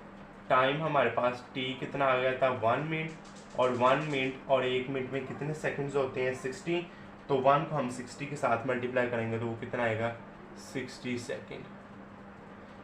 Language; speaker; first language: Hindi; non-native, local second language; Punjabi